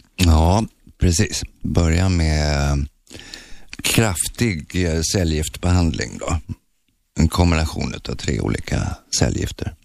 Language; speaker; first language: Swedish; native; Swedish